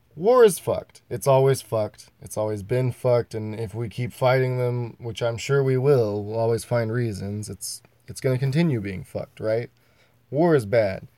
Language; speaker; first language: English; native; English